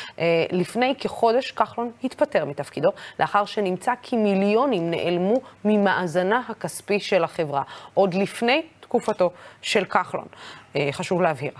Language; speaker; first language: Hebrew; non-native, local second language; Arabic